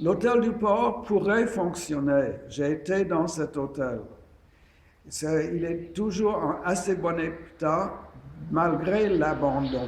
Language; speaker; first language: French; non-native, fluent; English